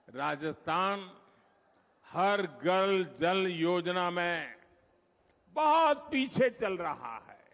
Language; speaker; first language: Hindi; non-native, local second language; Gujarati